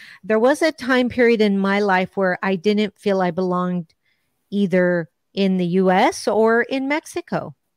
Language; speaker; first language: English; early bilingual, other home language; Spanish